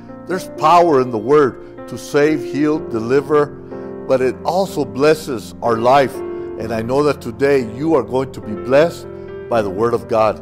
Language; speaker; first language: English; native; English